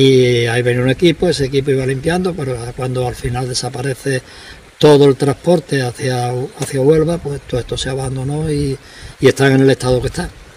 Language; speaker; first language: Spanish; native; Spanish